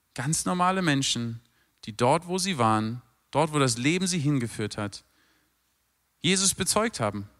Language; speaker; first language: German; native; German